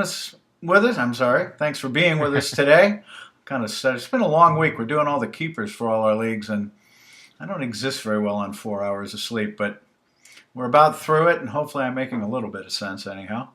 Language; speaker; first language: English; native; English